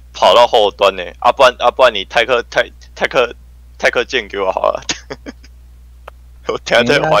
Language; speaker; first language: Chinese; native; Chinese